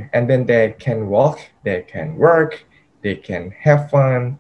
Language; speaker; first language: English; non-native, fluent; Thai